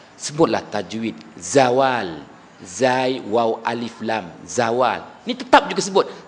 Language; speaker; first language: Malay; native; Malay